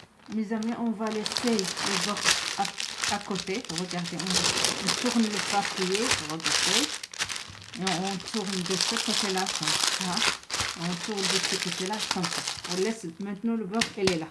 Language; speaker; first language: French; non-native, local second language; Arabic